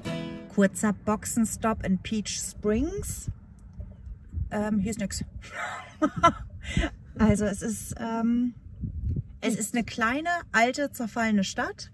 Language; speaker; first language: German; native; German